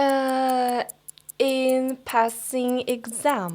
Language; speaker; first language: English; non-native, fluent; Vietnamese